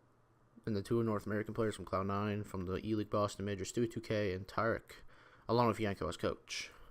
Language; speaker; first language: English; native; English